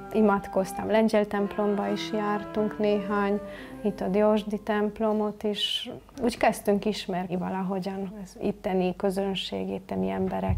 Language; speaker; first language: Hungarian; non-native, fluent; Polish